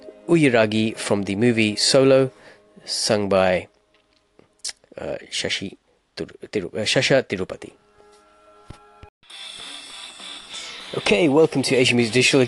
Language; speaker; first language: English; native; English